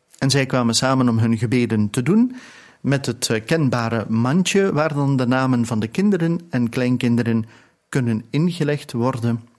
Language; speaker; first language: Dutch; native; Dutch